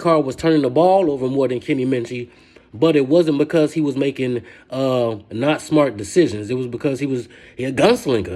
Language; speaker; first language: English; native; English